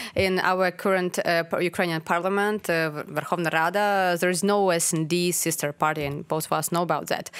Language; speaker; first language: English; non-native, fluent; Ukrainian